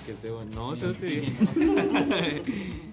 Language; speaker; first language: Spanish; native; Spanish